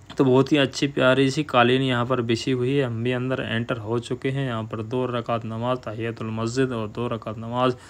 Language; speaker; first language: Hindi; native; Hindi